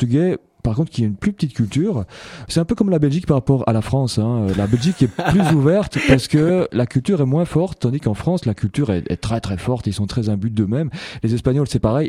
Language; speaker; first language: French; native; French